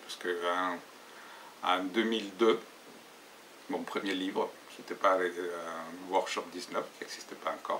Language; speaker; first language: French; non-native, fluent; Spanish